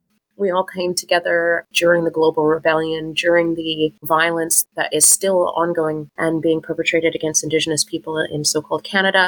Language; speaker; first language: English; native; English